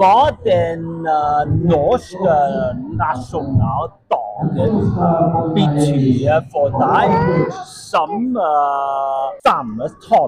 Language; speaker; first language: Norwegian; non-native, learner; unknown